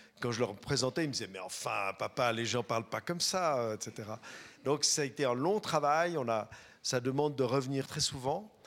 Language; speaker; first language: French; native; French